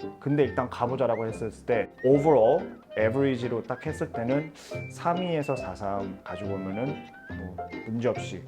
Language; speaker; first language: Korean; early bilingual, heritage; Korean